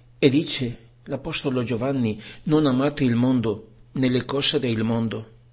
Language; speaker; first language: Italian; non-native, fluent; Spanish